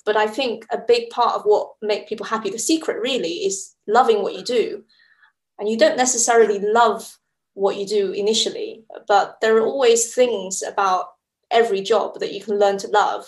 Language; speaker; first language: English; early bilingual, other home language; Chinese